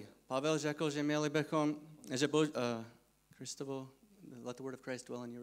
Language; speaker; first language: Czech; non-native, fluent; English